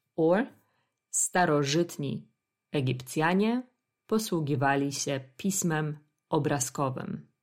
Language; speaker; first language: Polish; native; Polish